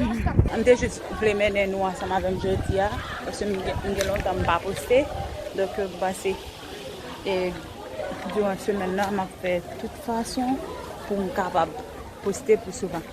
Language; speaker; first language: French; non-native, learner; Haitian Creole